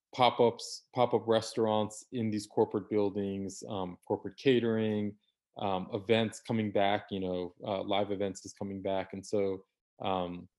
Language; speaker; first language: English; native; English